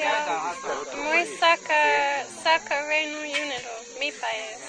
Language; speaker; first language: Spanish; non-native, learner; English